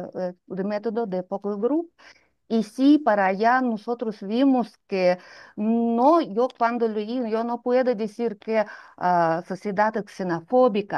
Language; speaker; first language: Spanish; non-native, fluent; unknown